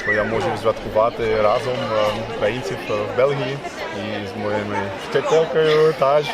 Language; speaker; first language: Ukrainian; non-native, learner; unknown